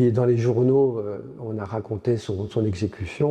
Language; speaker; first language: French; native; French